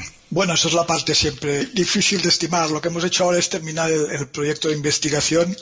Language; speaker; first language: Spanish; native; Spanish